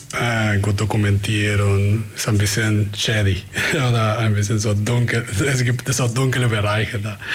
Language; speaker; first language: German; non-native, fluent; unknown